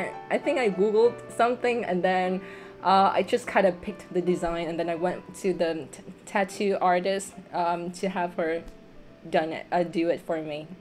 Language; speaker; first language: English; non-native, fluent; Vietnamese